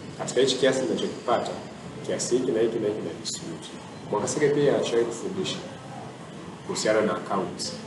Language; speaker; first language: Swahili; native; Swahili